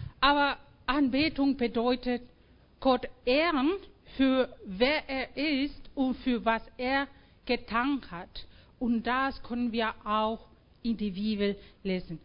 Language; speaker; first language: German; non-native, fluent; Spanish